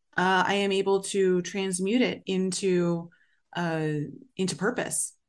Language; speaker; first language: English; native; English